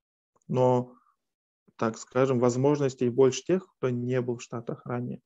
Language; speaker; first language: Russian; native; Russian